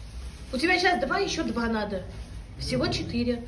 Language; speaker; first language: Russian; native; Russian